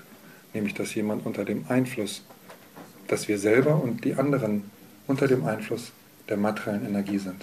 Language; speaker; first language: German; native; German